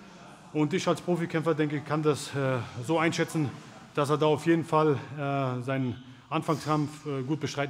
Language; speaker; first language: German; native; German